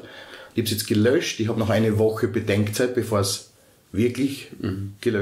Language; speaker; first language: German; native; German